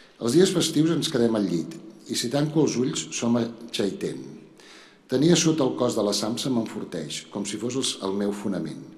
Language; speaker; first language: Catalan; native; Catalan